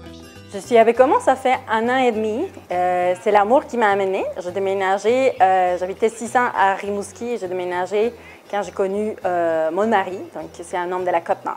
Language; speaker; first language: French; non-native, fluent; Spanish